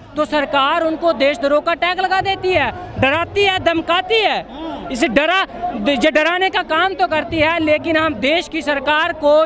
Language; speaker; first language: Hindi; native; Hindi